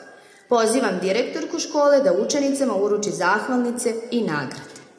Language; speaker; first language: Serbian; native; Serbian